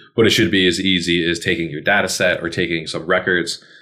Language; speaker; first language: English; native; English